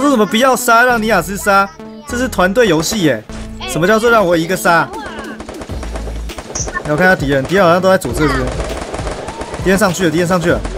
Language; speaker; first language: Chinese; native; Chinese